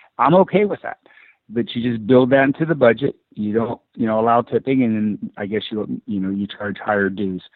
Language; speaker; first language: English; native; English